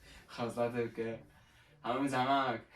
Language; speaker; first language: Arabic; native; Arabic